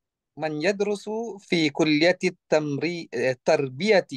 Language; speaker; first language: Arabic; non-native, learner; Indonesian